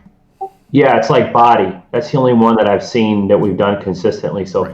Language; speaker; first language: English; native; English